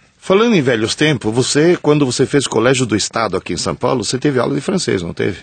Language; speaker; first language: Portuguese; early bilingual, other home language; Italian